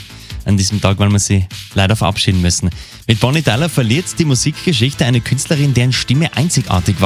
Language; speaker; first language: German; native; German